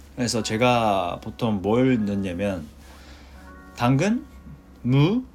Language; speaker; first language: Korean; non-native, fluent; Japanese